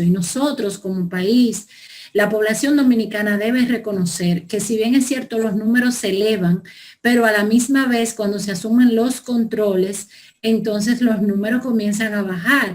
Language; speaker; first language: Spanish; native; Spanish